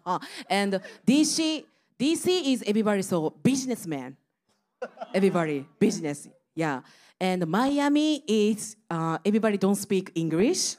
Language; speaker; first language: English; non-native, learner; Japanese